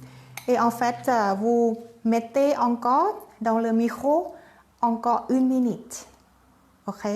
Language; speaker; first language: French; non-native, learner; Thai